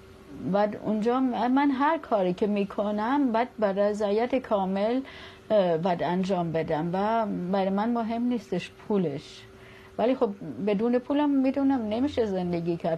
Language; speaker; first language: Persian; non-native, fluent; German